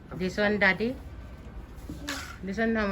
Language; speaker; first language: English; non-native, learner; Filipino